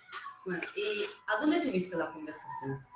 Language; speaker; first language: Spanish; non-native, fluent; Italian